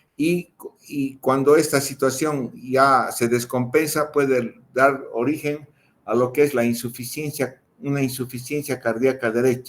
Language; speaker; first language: Spanish; native; Spanish